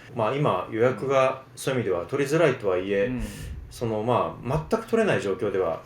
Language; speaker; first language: Japanese; native; Japanese